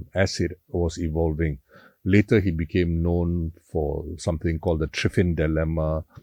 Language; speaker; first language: English; non-native, local second language; Tamil